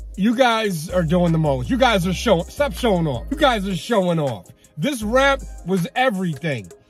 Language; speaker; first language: English; native; English